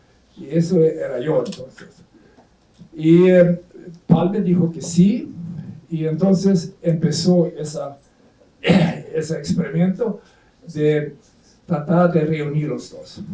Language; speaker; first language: Spanish; non-native, fluent; Swedish